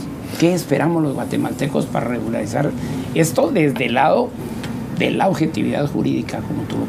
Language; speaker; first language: Spanish; native; Spanish